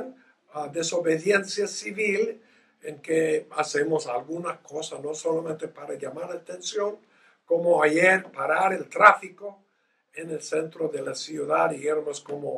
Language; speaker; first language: Spanish; non-native, fluent; English